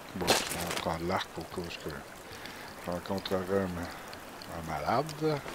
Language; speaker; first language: French; native; French